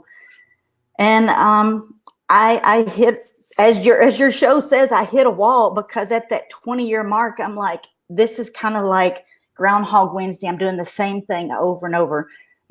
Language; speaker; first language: English; native; English